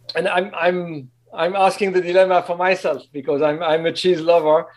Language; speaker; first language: English; non-native, fluent; French